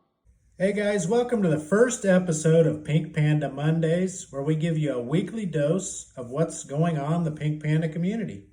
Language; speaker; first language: English; native; English